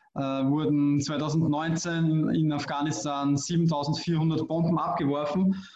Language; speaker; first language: German; native; German